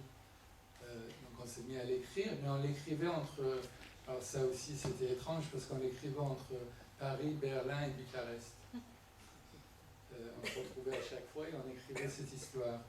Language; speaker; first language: French; non-native, fluent; Persian